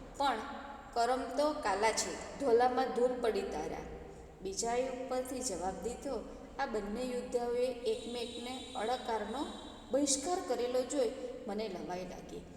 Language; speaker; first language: Gujarati; native; Gujarati